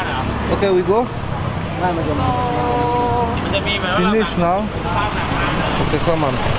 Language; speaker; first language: English; non-native, learner; French